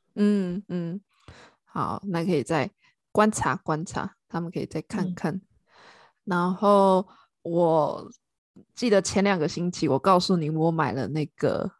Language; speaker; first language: Chinese; native; Chinese